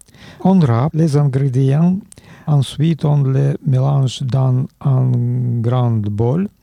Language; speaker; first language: French; non-native, learner; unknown